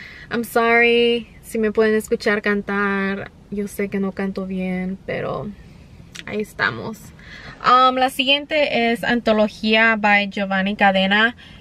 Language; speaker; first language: Spanish; early bilingual, heritage; Spanish